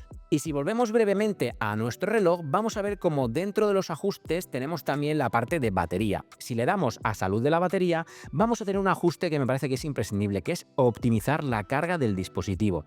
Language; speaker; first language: Spanish; native; Spanish